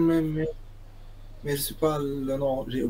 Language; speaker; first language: French; non-native, local second language; Arabic